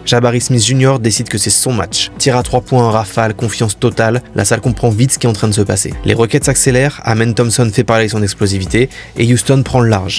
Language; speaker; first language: French; native; French